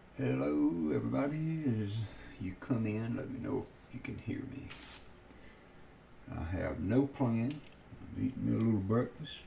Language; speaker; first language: English; native; English